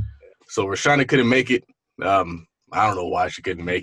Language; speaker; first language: English; native; English